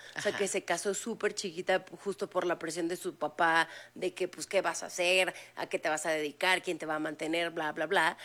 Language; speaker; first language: Spanish; native; Spanish